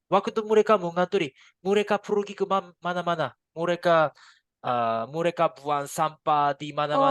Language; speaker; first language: Indonesian; non-native, learner; Japanese